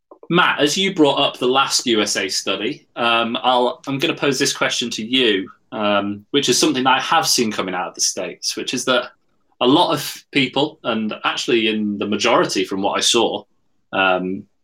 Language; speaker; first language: English; native; English